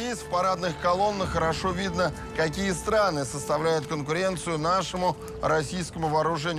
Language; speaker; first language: Russian; native; Russian